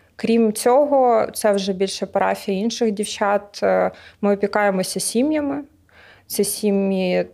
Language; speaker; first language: Ukrainian; native; Ukrainian